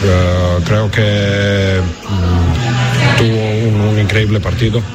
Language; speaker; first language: Spanish; non-native, learner; English